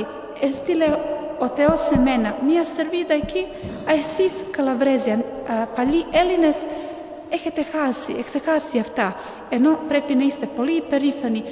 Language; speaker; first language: Greek; non-native, fluent; Serbian